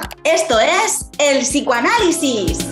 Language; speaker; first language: Spanish; native; Spanish